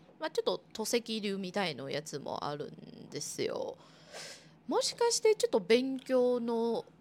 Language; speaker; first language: Japanese; non-native, fluent; Chinese